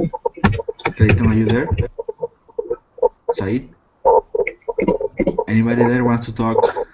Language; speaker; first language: English; non-native, fluent; Spanish